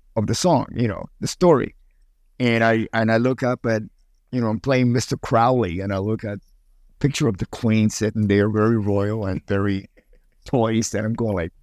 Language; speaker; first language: English; early bilingual, other home language; Spanish